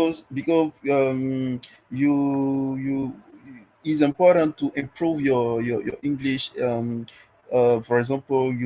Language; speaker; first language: English; non-native, learner; French